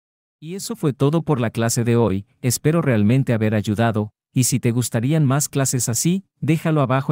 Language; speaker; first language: Spanish; native; Spanish